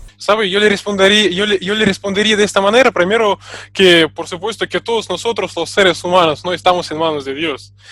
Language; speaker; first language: Spanish; non-native, fluent; Russian